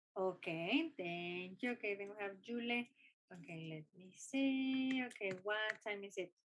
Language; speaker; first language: English; non-native, fluent; Spanish